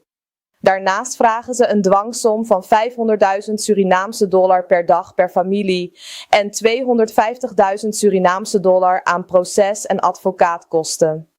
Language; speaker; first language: Dutch; native; Dutch